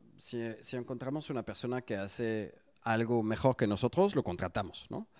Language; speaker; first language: Spanish; non-native, fluent; French